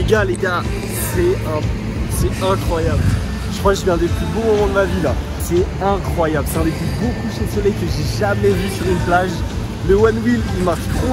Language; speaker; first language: French; native; French